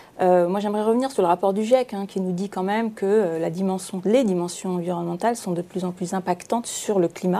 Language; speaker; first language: French; native; French